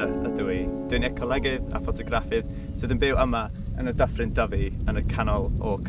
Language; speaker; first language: Welsh; non-native, learner; English